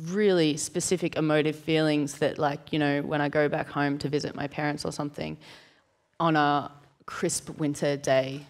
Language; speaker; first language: English; native; English